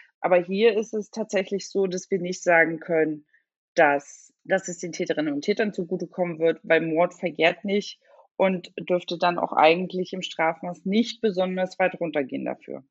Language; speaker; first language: German; native; German